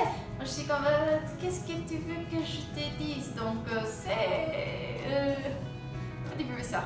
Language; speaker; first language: French; non-native, fluent; Spanish